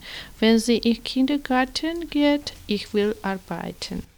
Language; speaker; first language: German; non-native, learner; Georgian